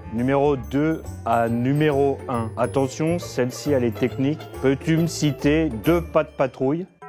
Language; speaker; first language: French; native; French